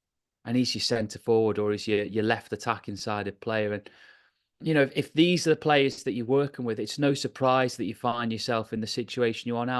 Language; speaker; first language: English; native; English